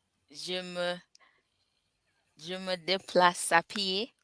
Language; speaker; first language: French; non-native, learner; English